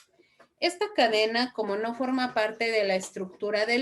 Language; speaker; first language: Spanish; native; Spanish